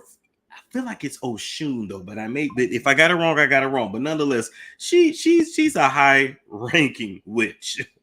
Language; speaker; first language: English; native; English